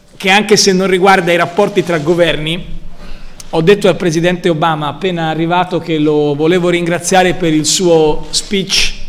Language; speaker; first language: Italian; native; Italian